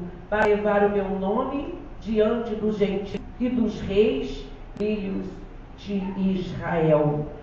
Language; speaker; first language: Portuguese; native; Portuguese